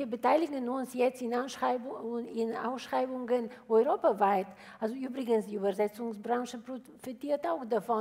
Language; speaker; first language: German; non-native, fluent; Bulgarian